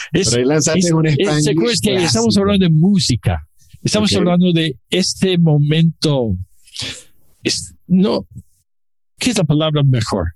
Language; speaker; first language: Spanish; non-native, learner; English